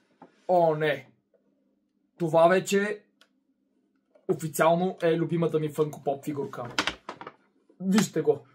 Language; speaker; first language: Bulgarian; native; Bulgarian